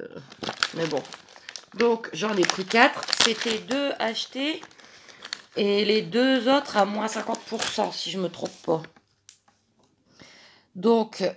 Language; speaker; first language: French; native; French